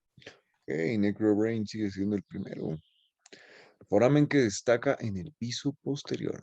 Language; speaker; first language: Spanish; native; Spanish